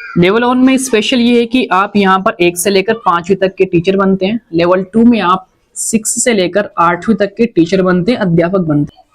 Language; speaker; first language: Hindi; native; Hindi